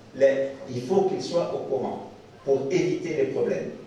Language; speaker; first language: French; non-native, local second language; Arabic